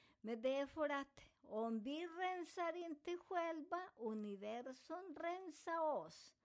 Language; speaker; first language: Swedish; non-native, fluent; Spanish